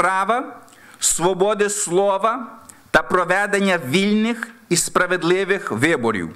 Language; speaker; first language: Ukrainian; early bilingual, heritage; Ukrainian